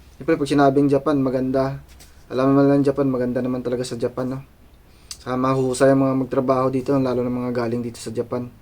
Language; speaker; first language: Filipino; non-native, local second language; Cebuano